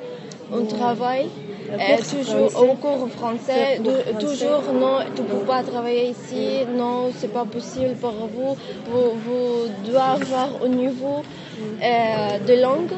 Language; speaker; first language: French; non-native, learner; Arabic